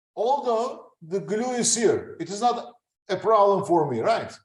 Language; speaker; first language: English; non-native, fluent; Turkish